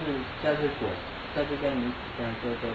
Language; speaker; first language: Chinese; native; Chinese